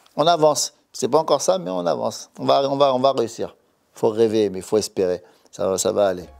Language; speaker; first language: French; native; French